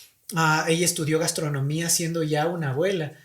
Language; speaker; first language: Spanish; native; Spanish